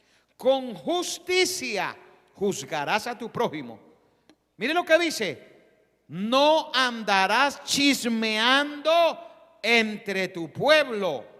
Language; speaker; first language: Spanish; native; Spanish